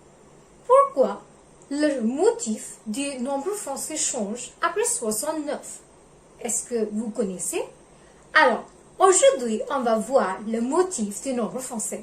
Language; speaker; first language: French; non-native, learner; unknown